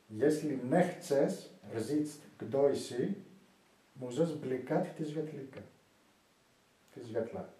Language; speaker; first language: Czech; non-native, learner; Greek